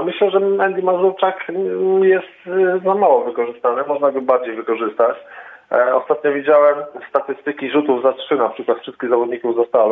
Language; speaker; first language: Polish; native; Polish